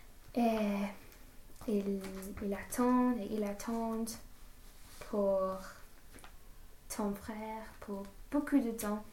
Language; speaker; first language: French; non-native, learner; English